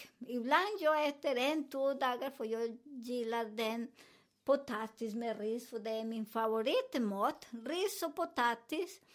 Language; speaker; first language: Swedish; non-native, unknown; Spanish